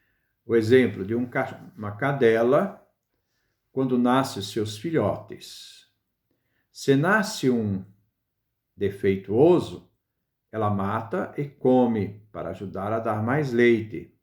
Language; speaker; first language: Portuguese; native; Portuguese